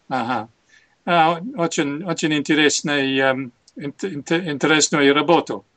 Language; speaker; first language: Russian; non-native, learner; English